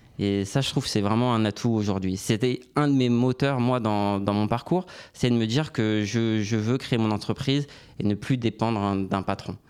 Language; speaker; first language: French; native; French